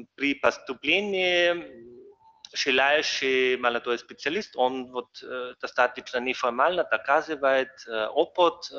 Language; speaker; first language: Russian; non-native, learner; German